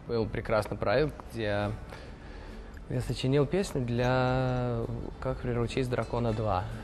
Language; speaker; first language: Russian; early bilingual, heritage; Russian